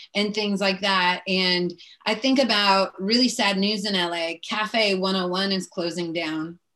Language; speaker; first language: English; native; English